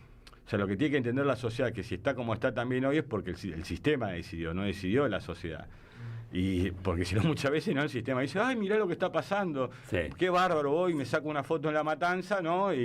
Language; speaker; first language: Spanish; native; Spanish